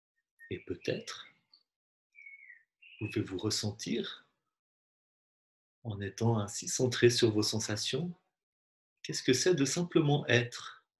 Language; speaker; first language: French; native; French